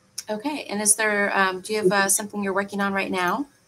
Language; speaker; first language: English; native; English